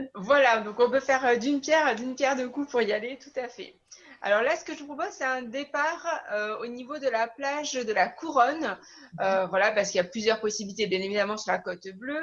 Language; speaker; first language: French; native; French